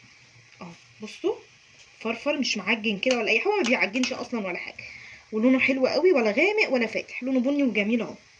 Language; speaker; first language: Arabic; native; Arabic